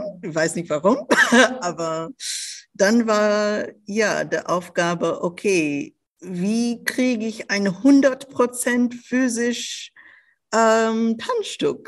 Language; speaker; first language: German; non-native, local second language; English